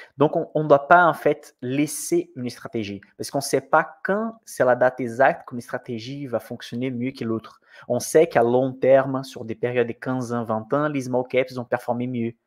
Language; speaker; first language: French; non-native, fluent; Portuguese